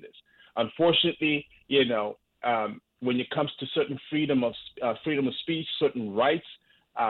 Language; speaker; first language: English; non-native, local second language; Shona